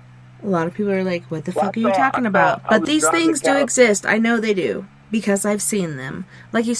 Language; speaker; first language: English; native; English